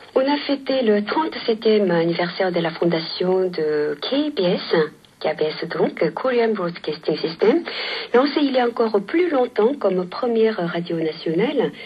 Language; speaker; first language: French; non-native, fluent; Korean